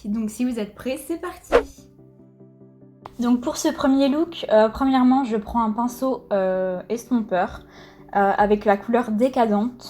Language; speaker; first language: French; native; French